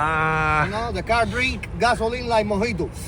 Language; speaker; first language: English; non-native, fluent; Spanish